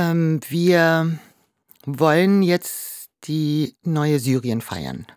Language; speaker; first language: German; non-native, fluent; Arabic